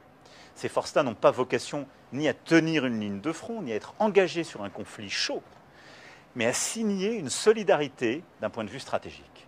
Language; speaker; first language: French; native; French